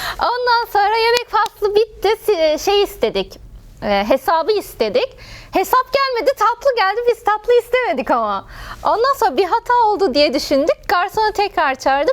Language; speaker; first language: Turkish; non-native, fluent; Arabic